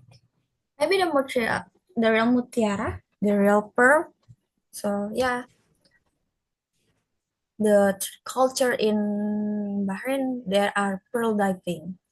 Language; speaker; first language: English; non-native, fluent; Indonesian